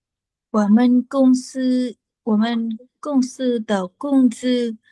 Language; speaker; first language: Chinese; non-native, learner; Vietnamese